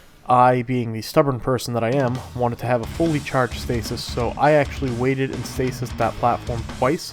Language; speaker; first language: English; native; English